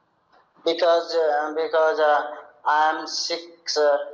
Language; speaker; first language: English; non-native, learner; Hindi